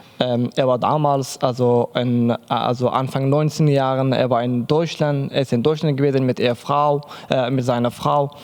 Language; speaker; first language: German; non-native, learner; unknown